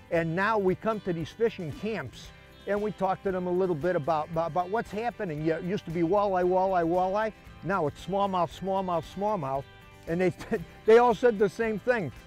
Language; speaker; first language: English; native; English